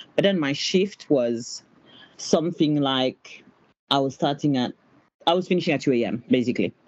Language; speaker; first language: English; non-native, fluent; French